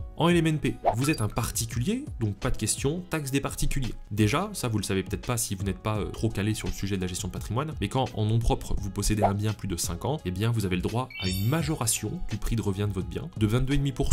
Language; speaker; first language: French; native; French